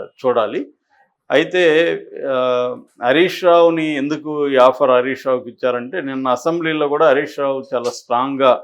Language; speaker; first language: Telugu; native; Telugu